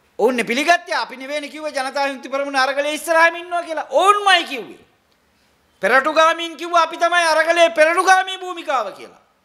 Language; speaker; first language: Sinhala; non-native, local second language; Tamil